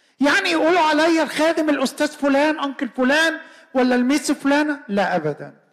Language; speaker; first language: Arabic; native; Arabic